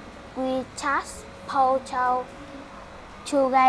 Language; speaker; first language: English; non-native, learner; Vietnamese